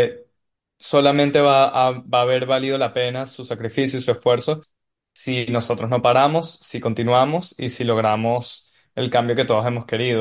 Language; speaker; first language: Spanish; native; Spanish